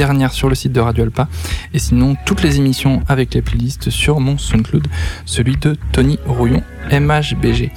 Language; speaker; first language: French; native; French